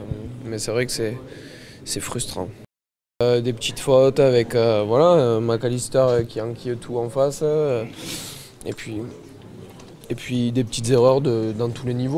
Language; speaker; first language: French; native; French